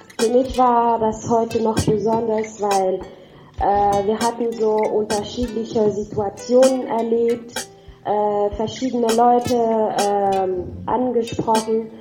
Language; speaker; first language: German; non-native, fluent; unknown